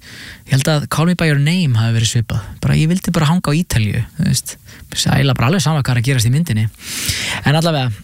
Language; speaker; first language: Icelandic; native; Icelandic